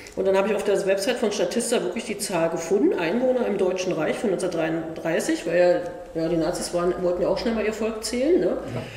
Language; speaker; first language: German; native; German